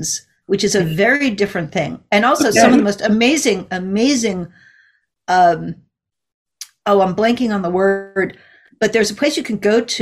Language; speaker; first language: English; native; English